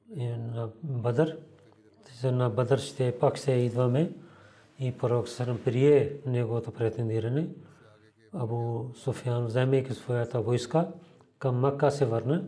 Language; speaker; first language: Bulgarian; non-native, learner; Urdu